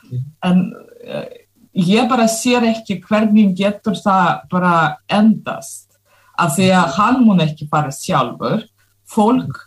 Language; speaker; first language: Icelandic; non-native, fluent; Russian